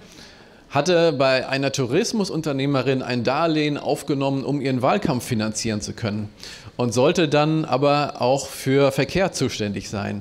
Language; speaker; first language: German; native; German